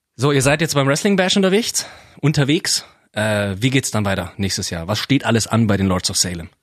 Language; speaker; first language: German; native; German